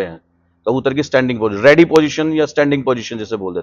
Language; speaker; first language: Hindi; native; Hindi